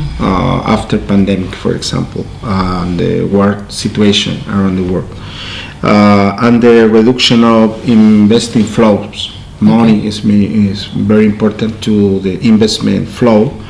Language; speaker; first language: English; non-native, learner; Spanish